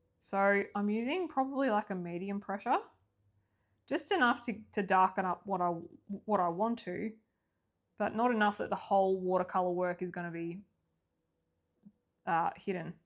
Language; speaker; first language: English; native; English